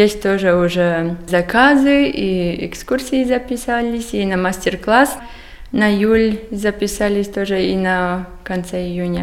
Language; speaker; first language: Russian; non-native, local second language; Latvian